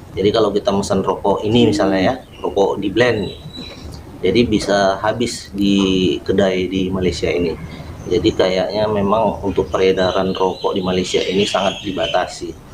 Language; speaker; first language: Indonesian; native; Indonesian